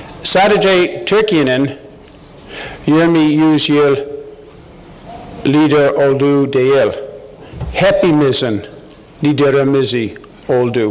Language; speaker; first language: Turkish; non-native, learner; English